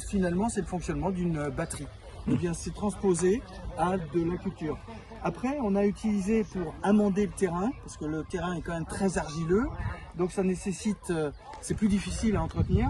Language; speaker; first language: French; native; French